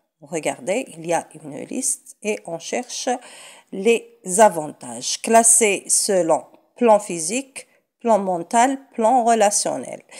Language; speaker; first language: French; non-native, local second language; Arabic